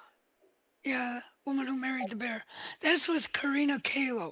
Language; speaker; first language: English; native; English